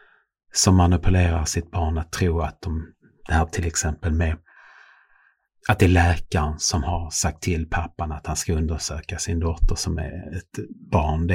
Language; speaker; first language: Swedish; native; Swedish